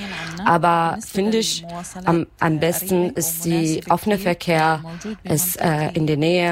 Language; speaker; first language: German; non-native, learner; Arabic